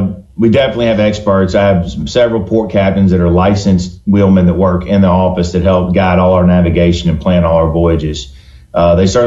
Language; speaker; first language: English; native; English